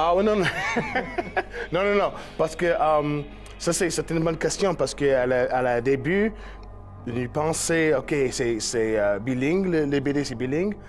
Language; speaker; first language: French; non-native, learner; English